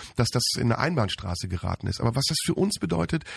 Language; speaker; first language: German; early bilingual, other home language; Turkish